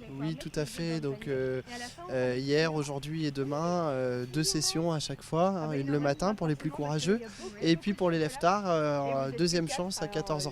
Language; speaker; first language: French; native; French